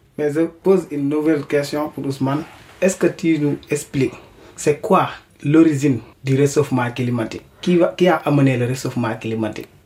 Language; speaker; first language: French; non-native, local second language; Wolof